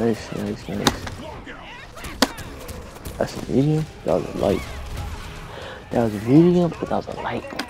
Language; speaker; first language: English; native; English